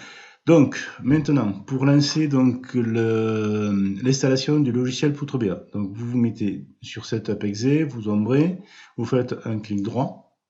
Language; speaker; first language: French; native; French